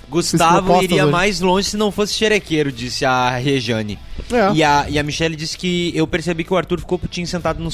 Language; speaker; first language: Portuguese; native; Portuguese